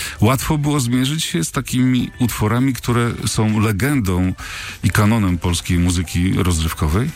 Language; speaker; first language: Polish; native; Polish